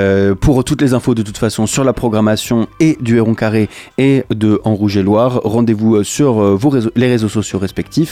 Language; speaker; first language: French; native; French